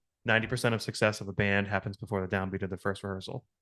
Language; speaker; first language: English; native; English